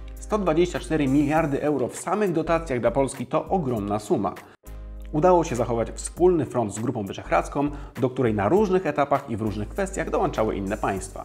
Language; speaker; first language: Polish; native; Polish